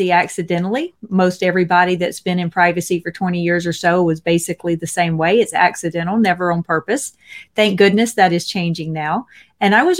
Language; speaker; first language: English; native; English